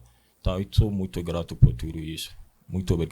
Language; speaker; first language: Portuguese; non-native, learner; Akan